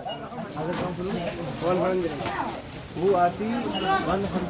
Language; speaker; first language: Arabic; non-native, learner; Urdu